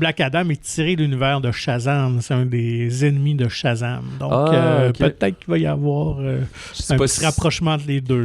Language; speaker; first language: French; native; French